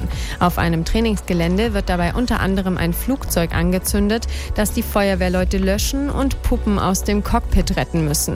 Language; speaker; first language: German; native; German